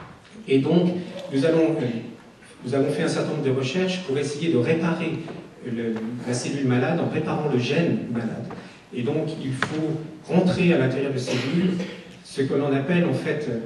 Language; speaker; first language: French; native; French